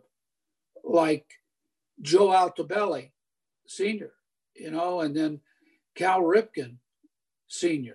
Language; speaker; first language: English; native; English